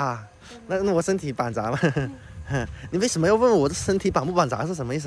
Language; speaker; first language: Chinese; native; Chinese